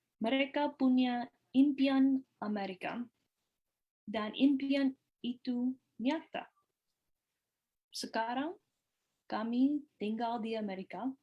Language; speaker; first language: Indonesian; non-native, learner; English